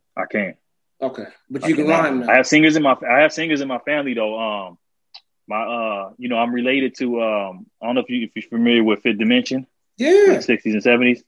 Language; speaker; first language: English; native; English